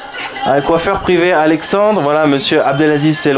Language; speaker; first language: French; native; French